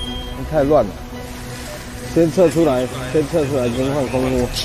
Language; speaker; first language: Chinese; native; Chinese